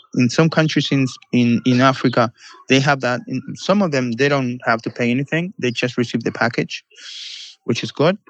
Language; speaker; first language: English; non-native, fluent; Spanish